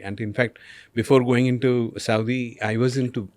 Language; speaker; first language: English; non-native, local second language; Telugu